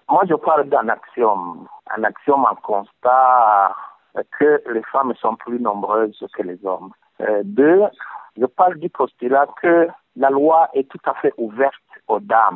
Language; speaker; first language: French; non-native, local second language; Rundi